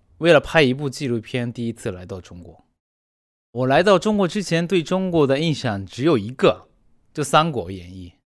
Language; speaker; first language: Chinese; non-native, fluent; Japanese